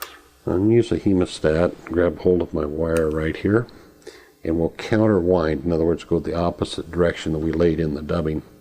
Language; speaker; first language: English; native; English